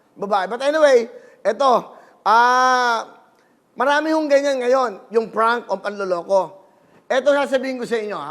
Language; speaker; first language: Filipino; native; Filipino